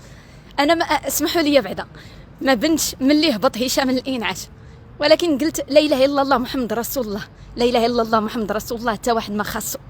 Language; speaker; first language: Arabic; native; Arabic